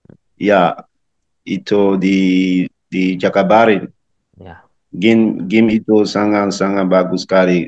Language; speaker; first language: Indonesian; non-native, learner; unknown